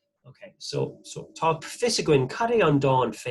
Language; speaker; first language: Irish; non-native, local second language; English